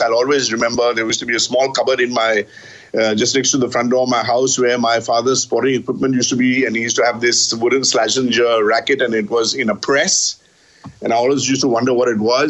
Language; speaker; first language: English; non-native, local second language; Bangla